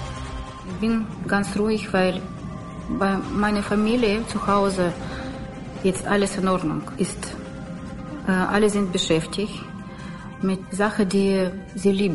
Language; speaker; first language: German; non-native, learner; Russian